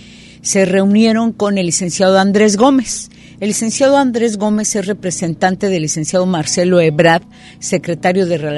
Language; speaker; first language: Spanish; native; Spanish